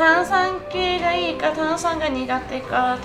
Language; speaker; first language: Japanese; native; Japanese